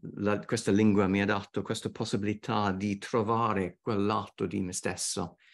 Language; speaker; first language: Italian; non-native, fluent; English